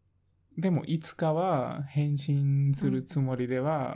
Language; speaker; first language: Japanese; non-native, fluent; English